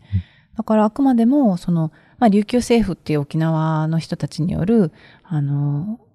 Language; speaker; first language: Japanese; native; Japanese